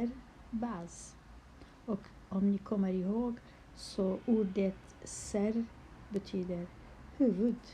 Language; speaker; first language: Swedish; non-native, local second language; Kurdish